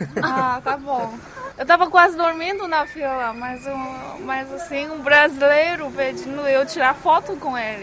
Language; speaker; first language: Portuguese; non-native, fluent; Chinese